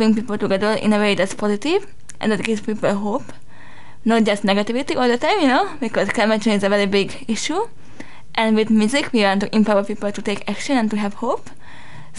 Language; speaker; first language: English; non-native, fluent; Hungarian